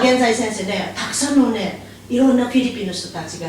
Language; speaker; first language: Japanese; non-native, learner; Filipino